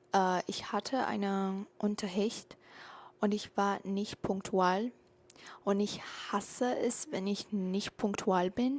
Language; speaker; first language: German; non-native, learner; Portuguese